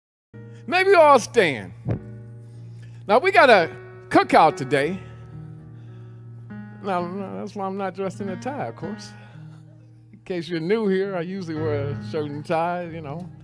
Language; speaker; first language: English; native; English